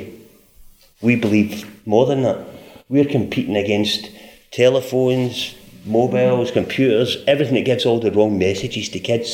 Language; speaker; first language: English; native; English